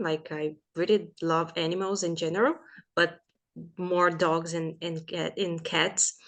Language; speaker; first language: English; non-native, fluent; Portuguese